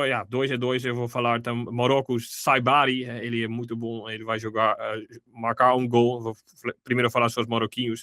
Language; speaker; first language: Portuguese; non-native, fluent; Dutch